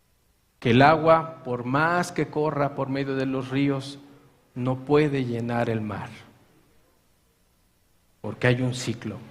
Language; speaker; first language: Spanish; native; Spanish